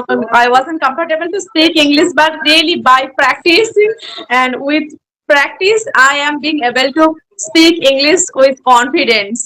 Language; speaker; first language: English; non-native, learner; Bangla